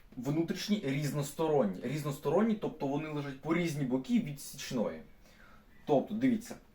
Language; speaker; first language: Ukrainian; non-native, local second language; Russian